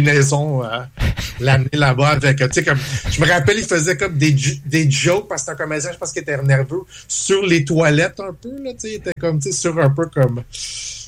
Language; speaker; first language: French; native; French